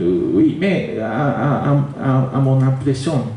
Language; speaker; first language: French; non-native, learner; Japanese